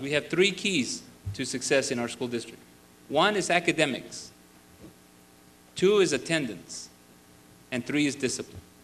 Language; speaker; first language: English; early bilingual, other home language; Spanish